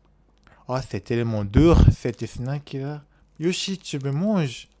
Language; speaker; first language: French; non-native, learner; Japanese